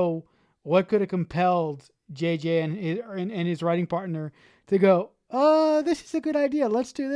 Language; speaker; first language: English; native; English